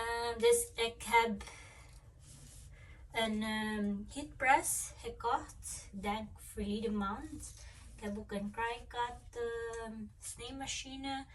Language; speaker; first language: Dutch; non-native, fluent; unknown